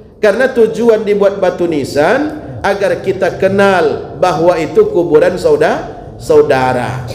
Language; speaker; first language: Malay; native; Malay